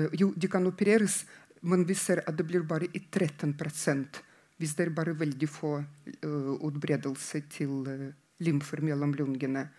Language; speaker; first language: Norwegian; non-native, fluent; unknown